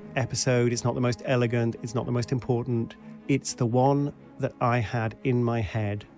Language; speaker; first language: English; native; English